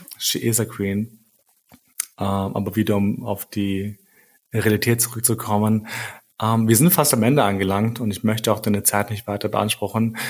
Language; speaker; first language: German; early bilingual, other home language; Albanian